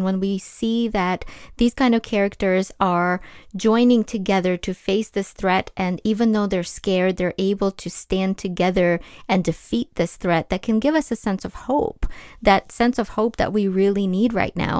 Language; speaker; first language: English; non-native, fluent; Ukrainian